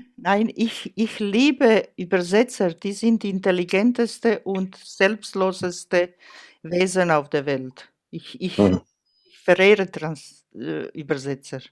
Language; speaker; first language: German; non-native, fluent; Croatian